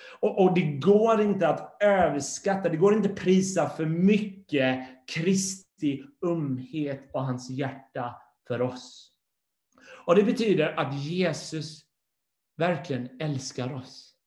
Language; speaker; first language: Swedish; non-native, fluent; English